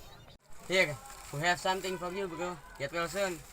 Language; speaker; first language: English; non-native, learner; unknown